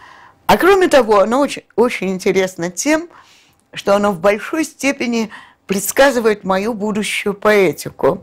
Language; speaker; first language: Russian; native; Russian